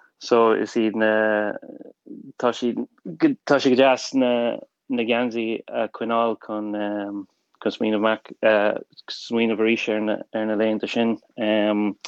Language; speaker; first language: Irish; non-native, local second language; English